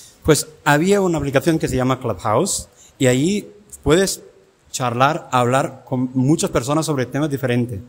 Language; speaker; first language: Spanish; non-native, fluent; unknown